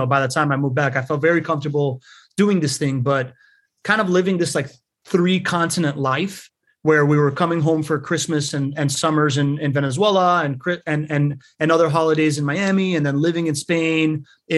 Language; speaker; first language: English; early bilingual, other home language; Spanish